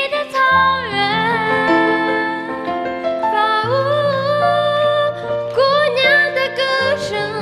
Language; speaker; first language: Chinese; non-native, local second language; Tibetan